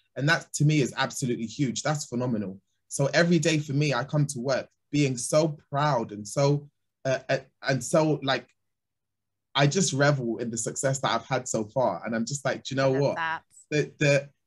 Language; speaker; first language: English; native; English